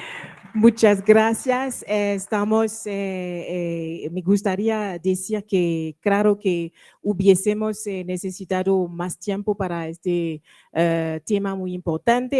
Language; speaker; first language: Spanish; non-native, learner; French